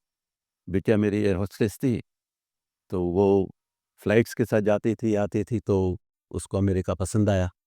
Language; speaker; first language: Hindi; native; Hindi